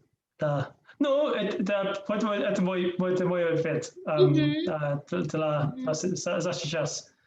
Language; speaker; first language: Russian; non-native, learner; English